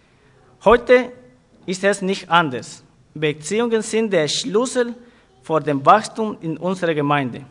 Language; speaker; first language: German; non-native, fluent; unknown